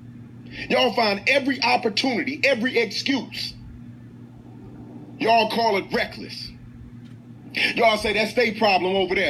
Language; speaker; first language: English; native; English